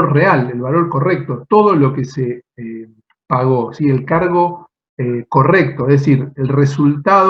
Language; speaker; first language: Spanish; native; Spanish